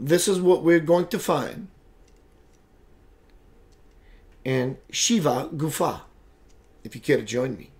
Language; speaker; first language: English; native; English